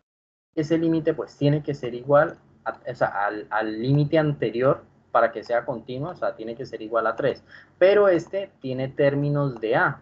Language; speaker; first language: Spanish; native; Spanish